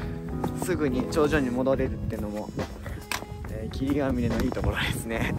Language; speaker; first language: Japanese; native; Japanese